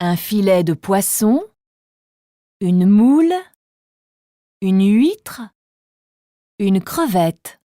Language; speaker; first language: French; native; French